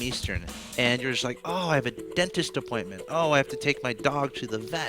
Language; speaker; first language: English; native; English